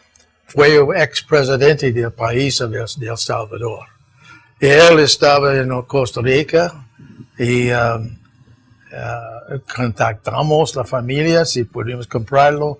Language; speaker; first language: Spanish; non-native, fluent; English